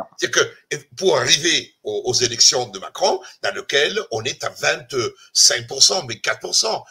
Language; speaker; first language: French; non-native, fluent; Italian